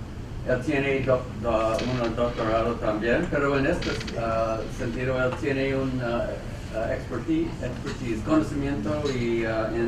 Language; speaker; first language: Spanish; non-native, fluent; English